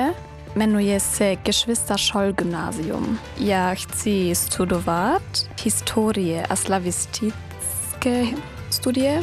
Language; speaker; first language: Czech; non-native, learner; German